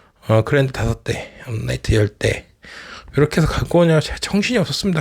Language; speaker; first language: Korean; native; Korean